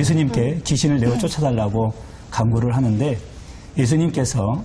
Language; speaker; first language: Korean; native; Korean